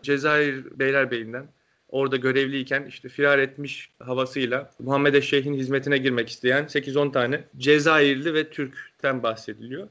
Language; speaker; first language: Turkish; native; Turkish